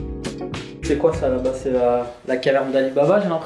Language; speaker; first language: French; native; French